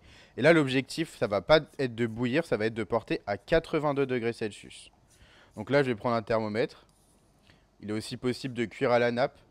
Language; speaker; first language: French; native; French